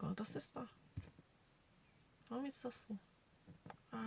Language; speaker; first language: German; non-native, learner; Korean